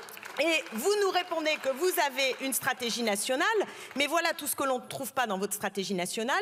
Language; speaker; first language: French; native; French